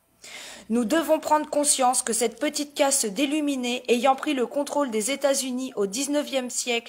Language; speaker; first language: French; native; French